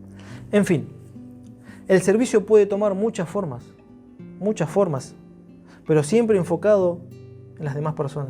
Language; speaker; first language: Spanish; native; Spanish